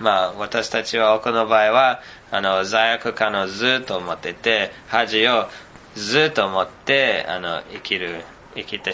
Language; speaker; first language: Japanese; non-native, fluent; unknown